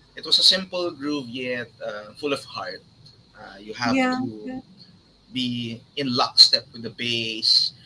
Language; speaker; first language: English; non-native, local second language; Filipino